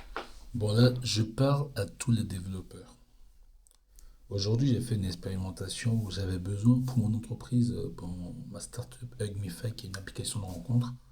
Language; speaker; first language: French; native; French